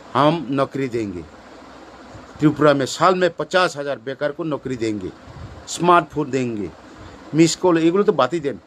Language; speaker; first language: Hindi; non-native, local second language; Bangla